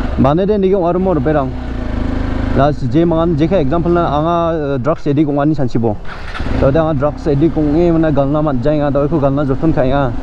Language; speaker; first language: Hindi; non-native, local second language; Garo